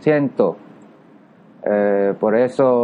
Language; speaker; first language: Spanish; non-native, learner; Japanese